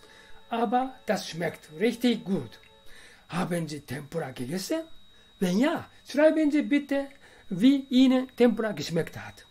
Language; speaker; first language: German; non-native, fluent; Japanese